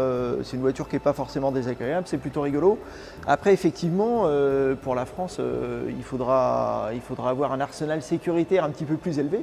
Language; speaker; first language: French; native; French